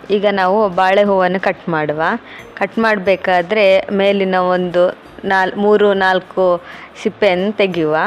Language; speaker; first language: Kannada; non-native, local second language; Tulu